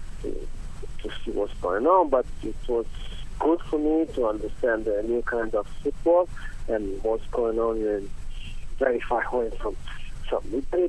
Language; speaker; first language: English; non-native, learner; Italian